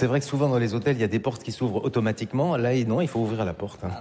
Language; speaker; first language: French; native; French